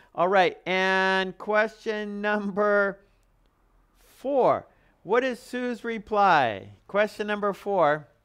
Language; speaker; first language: English; native; English